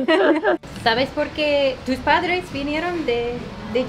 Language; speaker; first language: Spanish; non-native, fluent; English